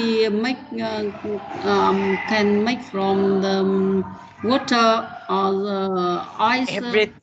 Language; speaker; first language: English; non-native, learner; Vietnamese